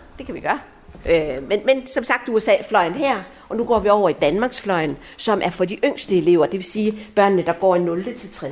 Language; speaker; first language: Danish; early bilingual, other home language; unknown